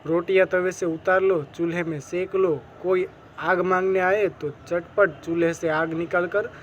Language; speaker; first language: Hindi; non-native, local second language; Gujarati